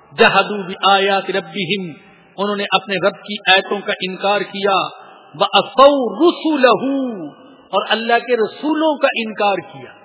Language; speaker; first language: Urdu; non-native, local second language; Punjabi